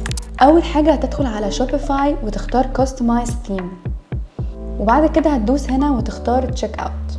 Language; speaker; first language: Arabic; native; Arabic